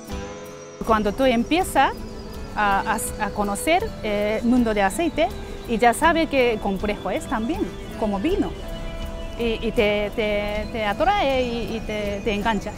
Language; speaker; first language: Spanish; non-native, learner; Japanese